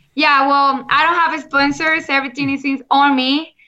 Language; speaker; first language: English; non-native, learner; Spanish